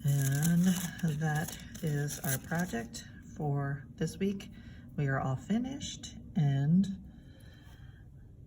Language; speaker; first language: English; native; English